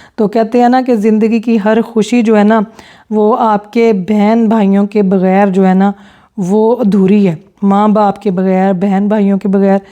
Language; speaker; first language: Urdu; non-native, local second language; Punjabi